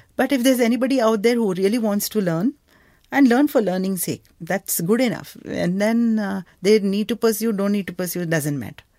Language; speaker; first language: English; non-native, local second language; Kannada